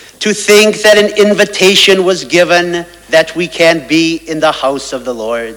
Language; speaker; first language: English; native; English